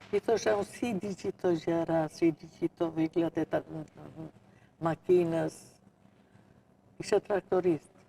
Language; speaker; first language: Albanian; non-native, local second language; Romany